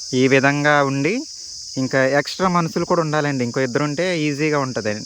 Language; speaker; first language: Telugu; non-native, local second language; Koya